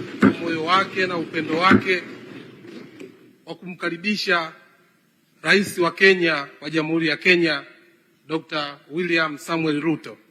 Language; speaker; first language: Swahili; native; Swahili